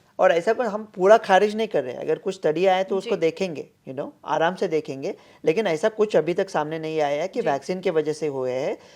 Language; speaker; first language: Hindi; non-native, local second language; Marathi